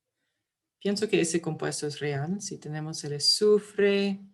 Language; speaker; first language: Spanish; early bilingual, heritage; English